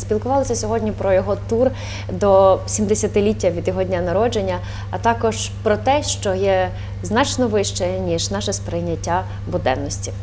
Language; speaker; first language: Ukrainian; native; Ukrainian